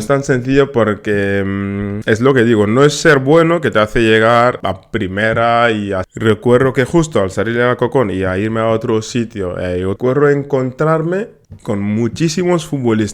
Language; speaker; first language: Spanish; non-native, fluent; Wolof